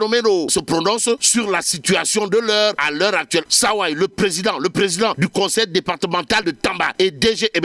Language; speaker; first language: French; non-native, local second language; Wolof